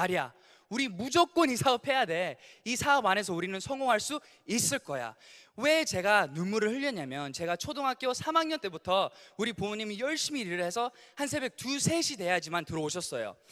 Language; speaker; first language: Korean; early bilingual, other home language; English